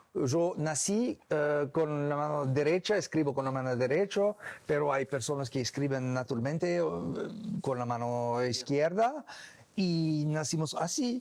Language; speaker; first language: Spanish; non-native, learner; English